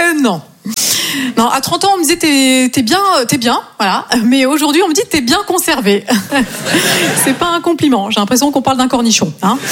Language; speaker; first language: French; native; French